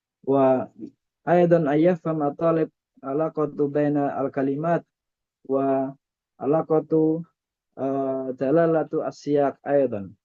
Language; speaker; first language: Arabic; non-native, fluent; Indonesian